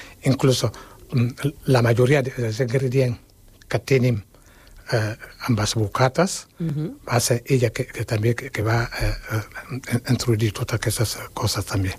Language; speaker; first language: Catalan; non-native, fluent; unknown